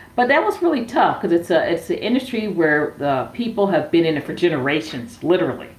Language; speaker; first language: English; native; English